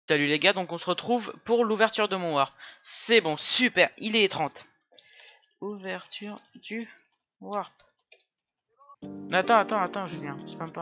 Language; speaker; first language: French; native; French